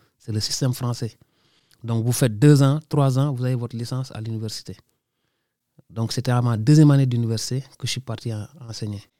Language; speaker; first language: French; non-native, local second language; Wolof